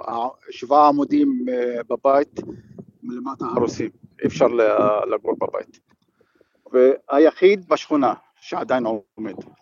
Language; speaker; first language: Hebrew; non-native, fluent; Arabic